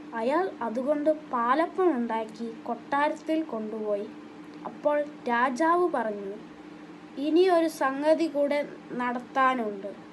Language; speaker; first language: Malayalam; non-native, learner; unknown